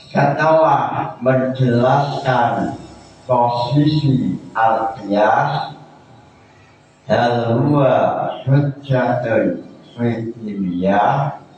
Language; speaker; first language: Arabic; non-native, fluent; Indonesian